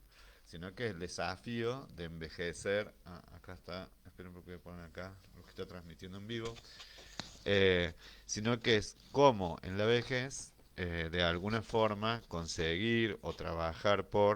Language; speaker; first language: Spanish; native; Spanish